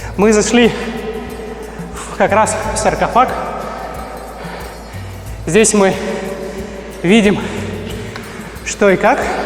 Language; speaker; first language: Russian; native; Russian